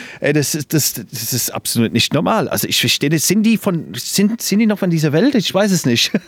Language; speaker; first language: German; non-native, fluent; English